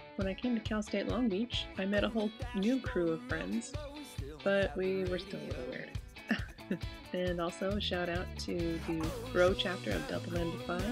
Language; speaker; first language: English; native; English